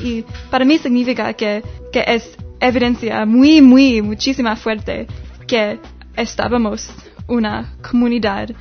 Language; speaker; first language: Spanish; non-native, learner; English